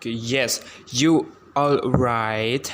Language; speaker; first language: English; non-native, learner; Indonesian